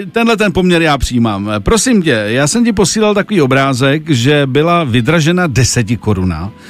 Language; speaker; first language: Czech; native; Czech